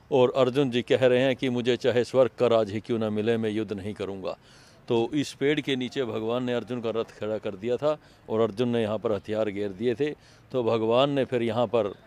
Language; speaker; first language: Hindi; native; Hindi